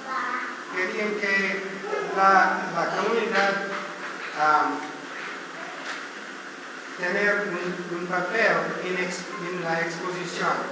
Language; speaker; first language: Spanish; non-native, learner; English